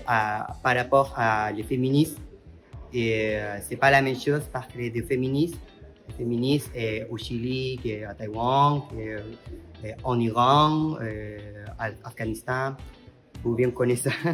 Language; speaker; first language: French; non-native, learner; Spanish